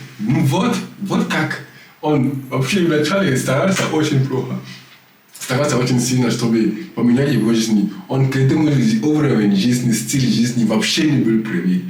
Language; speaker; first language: Russian; non-native, learner; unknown